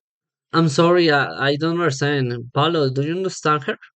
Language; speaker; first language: English; non-native, learner; Spanish